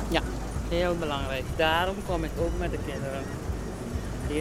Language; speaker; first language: Dutch; non-native, local second language; Papiamento